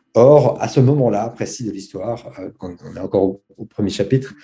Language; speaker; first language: French; native; French